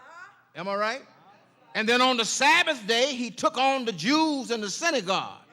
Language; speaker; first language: English; native; English